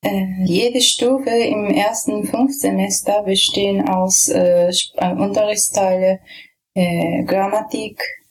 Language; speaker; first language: German; non-native, fluent; Japanese